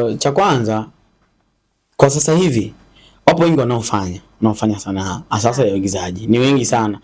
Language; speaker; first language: Swahili; native; Swahili